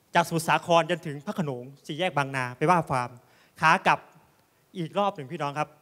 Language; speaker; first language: Thai; native; Thai